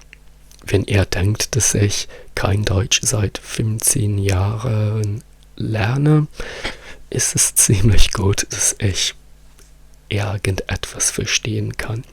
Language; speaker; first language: German; non-native, fluent; Italian